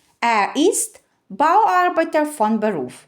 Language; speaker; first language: German; non-native, fluent; Ukrainian